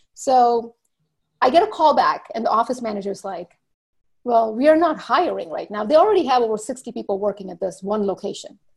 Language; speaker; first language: English; early bilingual, other home language; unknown